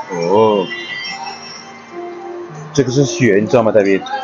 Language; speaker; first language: Chinese; native; Chinese